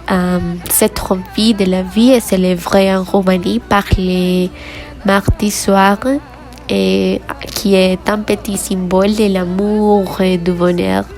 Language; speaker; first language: French; non-native, learner; Spanish